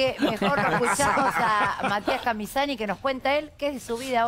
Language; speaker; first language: Spanish; native; Spanish